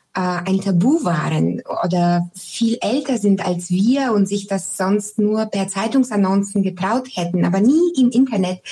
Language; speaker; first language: German; non-native, fluent; Bulgarian